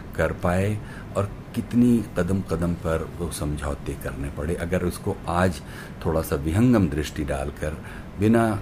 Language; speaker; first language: Hindi; native; Hindi